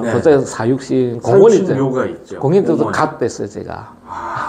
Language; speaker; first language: Korean; early bilingual, other home language; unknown